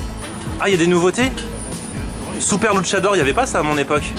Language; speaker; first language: French; native; French